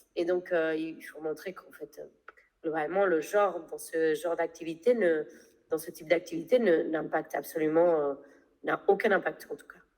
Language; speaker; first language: French; non-native, fluent; Spanish